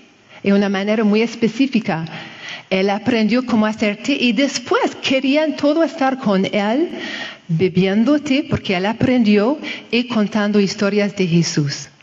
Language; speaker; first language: Spanish; non-native, fluent; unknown